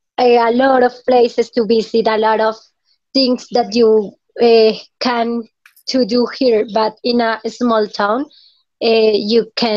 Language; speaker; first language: English; non-native, learner; Spanish